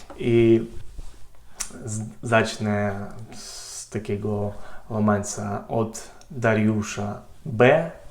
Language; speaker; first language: Polish; non-native, learner; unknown